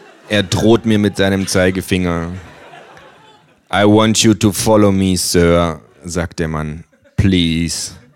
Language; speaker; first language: German; native; German